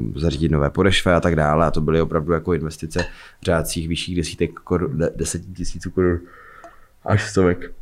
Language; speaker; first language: Czech; native; Czech